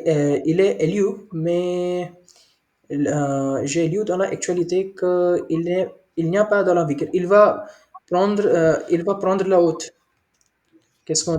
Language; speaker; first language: French; non-native, learner; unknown